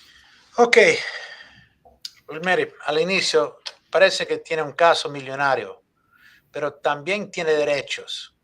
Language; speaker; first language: Spanish; non-native, fluent; English